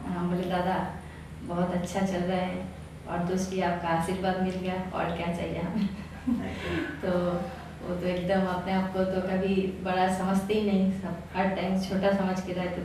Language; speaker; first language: Hindi; non-native, local second language; Bangla